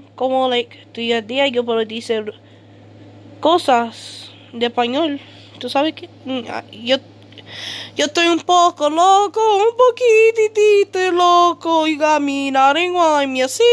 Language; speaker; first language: Spanish; early bilingual, heritage; Spanish